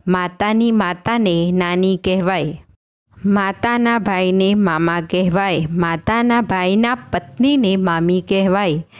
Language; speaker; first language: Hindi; non-native, local second language; Gujarati